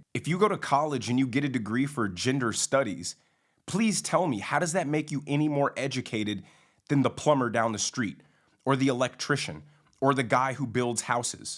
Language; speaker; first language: English; native; English